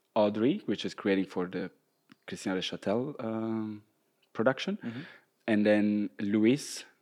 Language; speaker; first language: English; non-native, fluent; Italian